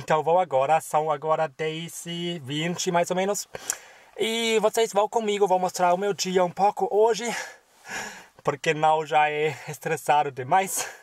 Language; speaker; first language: Portuguese; non-native, fluent; German